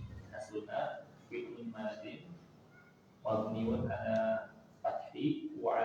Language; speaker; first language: Arabic; non-native, learner; Indonesian